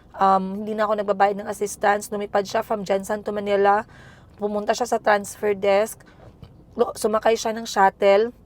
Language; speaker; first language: Filipino; non-native, local second language; Cebuano